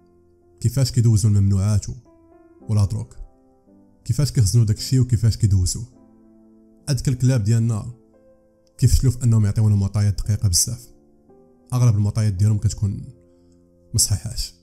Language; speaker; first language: Arabic; native; Arabic